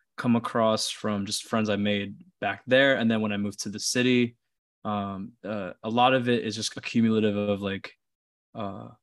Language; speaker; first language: English; early bilingual, other home language; Filipino